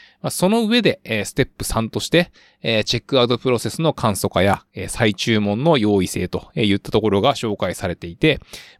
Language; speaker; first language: Japanese; native; Japanese